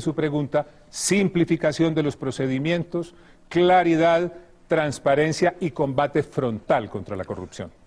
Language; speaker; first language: Spanish; native; Spanish